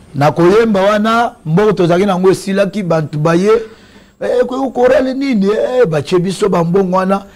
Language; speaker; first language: Lingala; non-native, local second language; Luba-Lulua